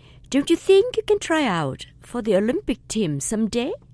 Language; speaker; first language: English; non-native, fluent; Vietnamese